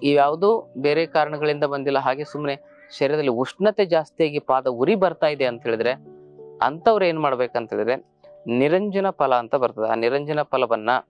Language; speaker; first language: Kannada; native; Kannada